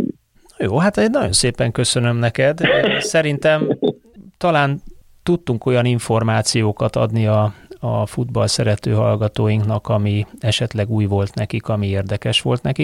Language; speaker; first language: Hungarian; native; Hungarian